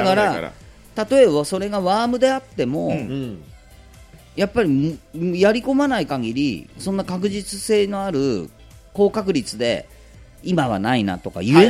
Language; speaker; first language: Japanese; native; Japanese